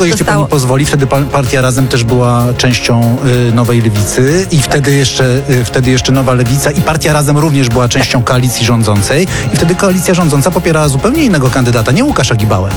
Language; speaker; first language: Polish; native; Polish